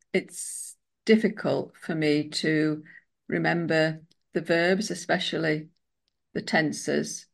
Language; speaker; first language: English; native; English